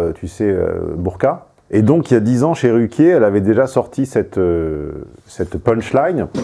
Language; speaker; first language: French; native; French